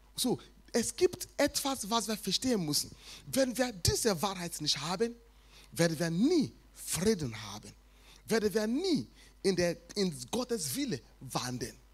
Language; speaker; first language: German; non-native, fluent; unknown